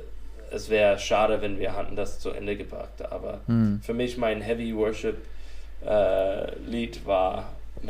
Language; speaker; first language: German; non-native, fluent; English